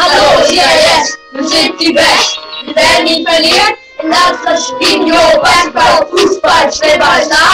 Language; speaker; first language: German; non-native, learner; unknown